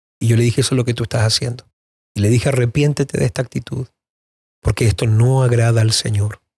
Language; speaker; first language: Spanish; native; Spanish